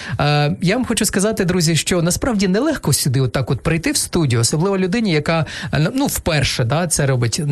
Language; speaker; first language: Ukrainian; non-native, local second language; Russian